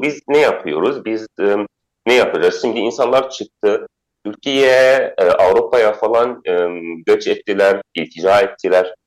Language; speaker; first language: Turkish; non-native, fluent; Arabic